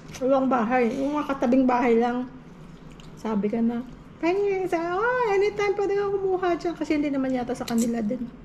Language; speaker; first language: Filipino; non-native, local second language; Cebuano